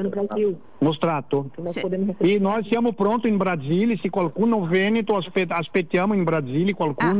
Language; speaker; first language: Italian; non-native, learner; Portuguese